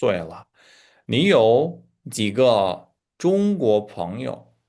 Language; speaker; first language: Chinese; non-native, fluent; Uzbek